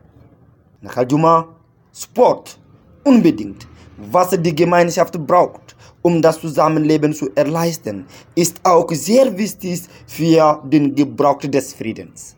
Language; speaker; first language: German; non-native, learner; French